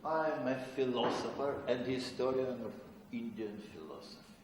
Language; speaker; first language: English; non-native, fluent; Russian